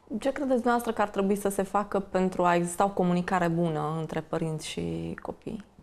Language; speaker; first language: Romanian; native; Romanian